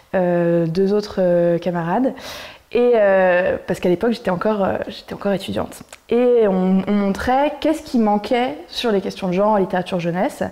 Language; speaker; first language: French; native; French